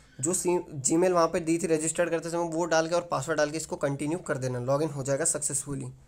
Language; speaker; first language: Hindi; native; Hindi